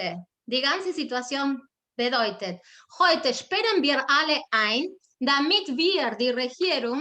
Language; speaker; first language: German; non-native, fluent; Spanish